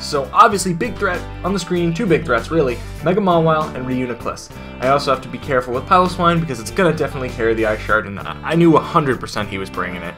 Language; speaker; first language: English; native; English